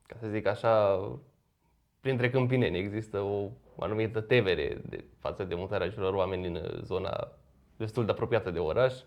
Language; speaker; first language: Romanian; native; Romanian